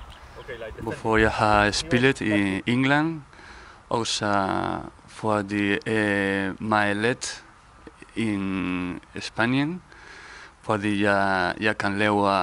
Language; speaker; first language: Danish; non-native, learner; Spanish